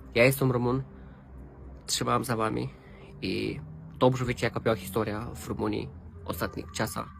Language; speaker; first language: Polish; non-native, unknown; Romanian